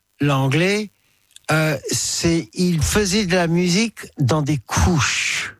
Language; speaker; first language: French; non-native, fluent; English